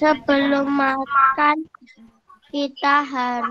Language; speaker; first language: Indonesian; native; Indonesian